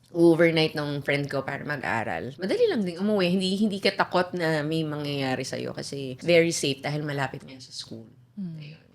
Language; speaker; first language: Filipino; native; Filipino